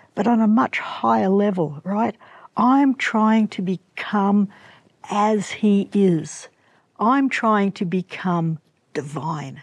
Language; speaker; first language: English; native; English